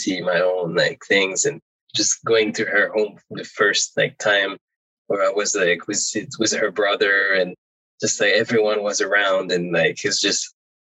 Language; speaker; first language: English; non-native, fluent; French